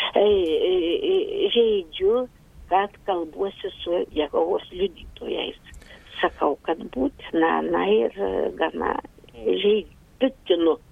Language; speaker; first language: Lithuanian; non-native, local second language; Polish